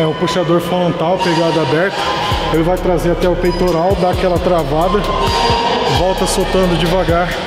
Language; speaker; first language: Portuguese; native; Portuguese